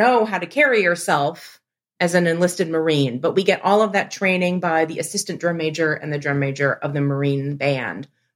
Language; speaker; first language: English; native; English